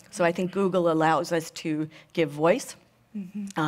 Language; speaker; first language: English; native; English